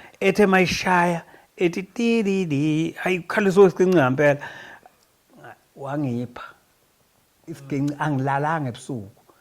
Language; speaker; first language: Zulu; native; Zulu